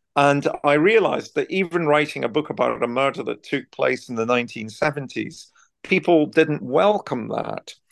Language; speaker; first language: English; native; English